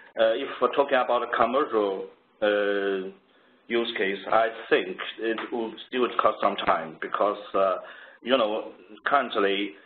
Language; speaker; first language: English; non-native, fluent; Chinese